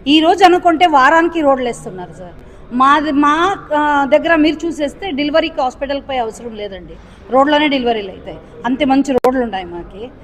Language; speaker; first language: Telugu; native; Telugu